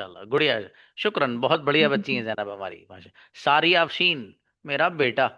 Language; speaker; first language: Hindi; native; Hindi